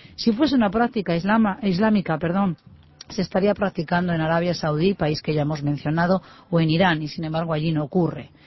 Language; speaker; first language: Spanish; native; Spanish